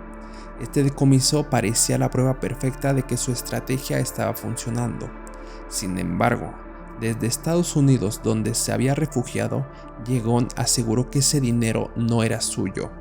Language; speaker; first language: Spanish; native; Spanish